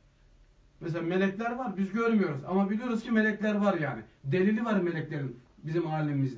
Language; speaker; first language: Turkish; native; Turkish